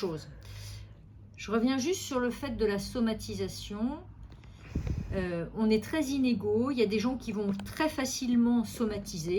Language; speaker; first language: French; native; French